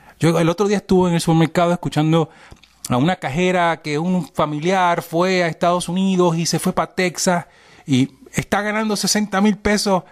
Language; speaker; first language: Spanish; early bilingual, heritage; Spanish